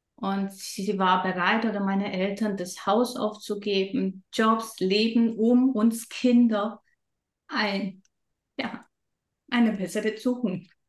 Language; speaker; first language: German; non-native, fluent; Romanian